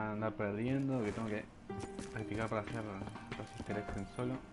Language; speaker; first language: Spanish; native; Spanish